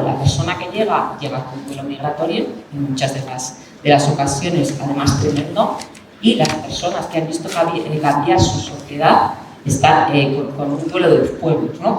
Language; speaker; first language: Spanish; native; Spanish